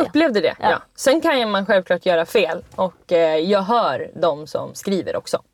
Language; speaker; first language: Swedish; native; Swedish